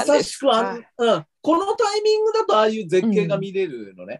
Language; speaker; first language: Japanese; native; Japanese